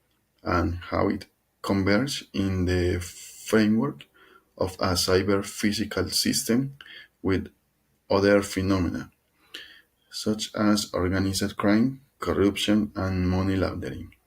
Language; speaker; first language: English; non-native, learner; Spanish